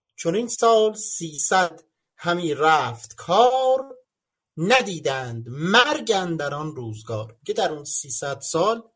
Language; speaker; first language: Persian; native; Persian